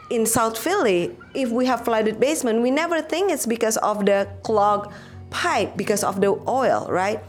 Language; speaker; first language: English; non-native, fluent; Indonesian